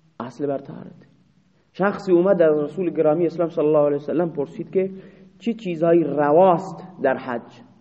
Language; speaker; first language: Persian; non-native, local second language; Baluchi